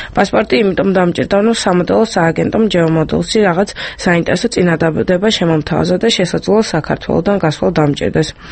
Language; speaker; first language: Georgian; early bilingual, other home language; French